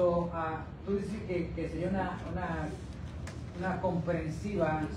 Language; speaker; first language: Spanish; native; Spanish